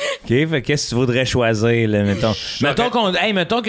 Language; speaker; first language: French; native; French